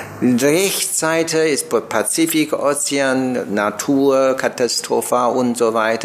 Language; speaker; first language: German; non-native, learner; Chinese